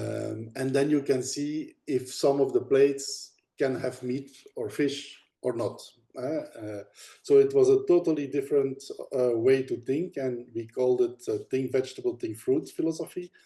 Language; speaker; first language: English; non-native, fluent; Dutch